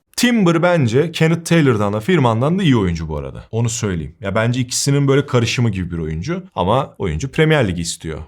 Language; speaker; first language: Turkish; native; Turkish